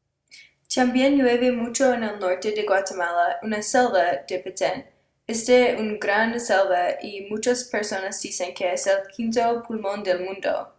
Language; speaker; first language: Spanish; non-native, learner; English